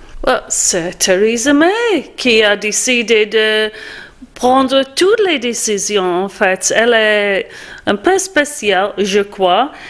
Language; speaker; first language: French; non-native, fluent; English